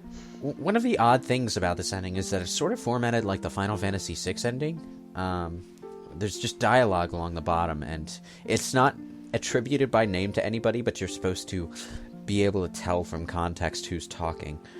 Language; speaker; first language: English; native; English